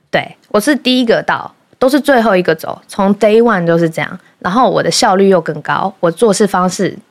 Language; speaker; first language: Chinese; early bilingual, heritage; Chinese